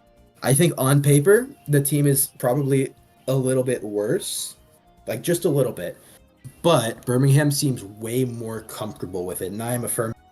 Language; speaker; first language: English; native; English